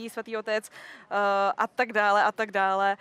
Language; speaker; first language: Czech; native; Czech